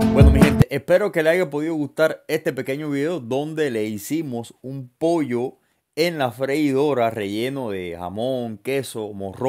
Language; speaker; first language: Spanish; native; Spanish